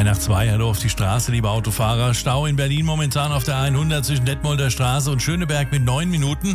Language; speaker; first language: German; native; German